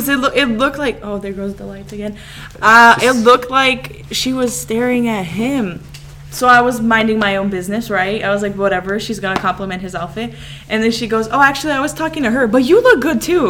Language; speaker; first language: English; early bilingual, other home language; Serbian